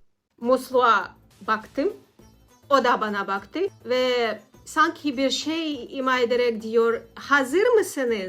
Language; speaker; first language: Turkish; non-native, learner; Russian